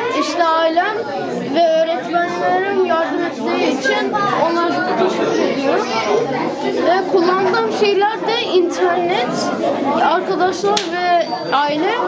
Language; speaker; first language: Turkish; early bilingual, heritage; Turkish